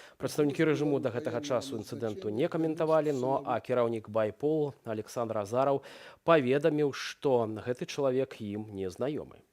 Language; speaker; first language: Belarusian; native; Belarusian